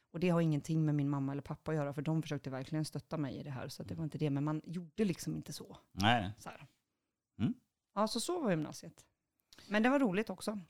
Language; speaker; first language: Swedish; native; Swedish